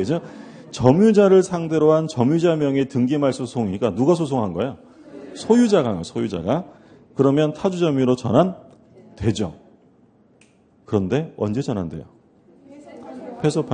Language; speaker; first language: Korean; native; Korean